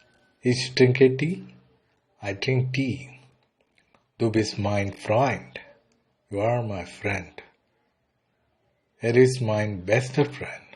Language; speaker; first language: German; non-native, fluent; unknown